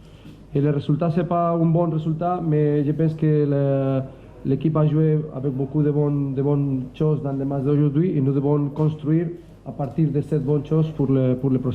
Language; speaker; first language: French; non-native, learner; Spanish